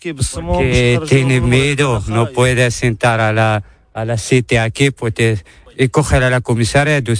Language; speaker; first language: Spanish; non-native, learner; Arabic